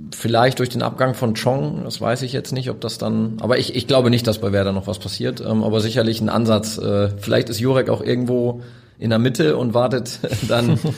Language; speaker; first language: German; native; German